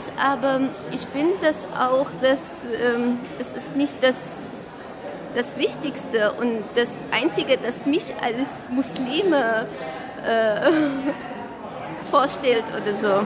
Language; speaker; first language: German; non-native, fluent; Arabic